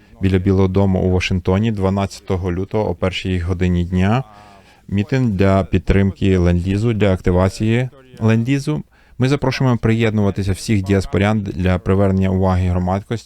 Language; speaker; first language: Ukrainian; native; Ukrainian